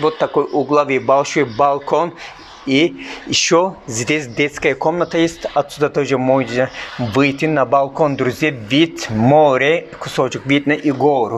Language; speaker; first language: Russian; non-native, learner; Turkish